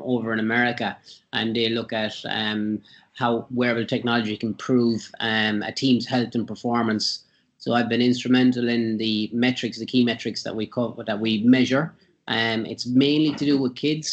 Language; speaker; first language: English; native; English